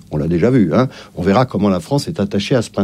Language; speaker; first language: French; native; French